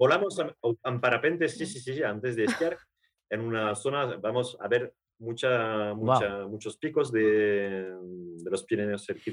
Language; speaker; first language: Spanish; non-native, learner; French